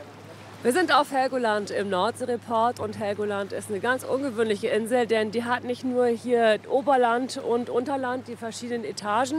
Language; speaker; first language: German; native; German